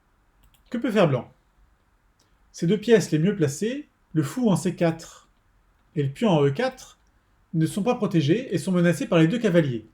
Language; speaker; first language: French; native; French